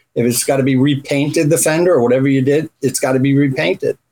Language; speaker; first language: English; native; English